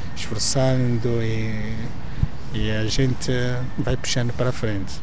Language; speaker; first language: Portuguese; non-native, fluent; Igbo